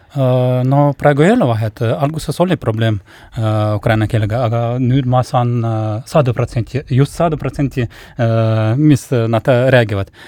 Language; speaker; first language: Estonian; non-native, local second language; Russian